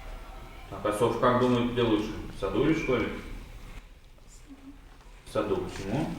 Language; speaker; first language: Russian; native; Russian